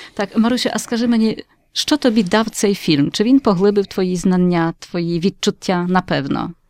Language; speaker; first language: Ukrainian; early bilingual, heritage; Ukrainian